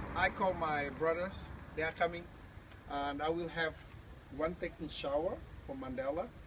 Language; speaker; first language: English; non-native, learner; Portuguese